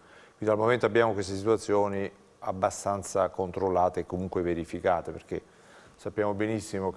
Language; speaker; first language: Italian; native; Italian